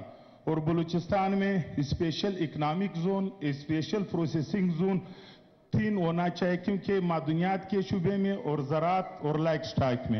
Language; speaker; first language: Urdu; non-native, local second language; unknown